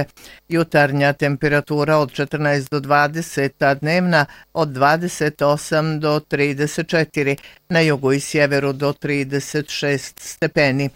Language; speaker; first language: Bosnian; native; Bosnian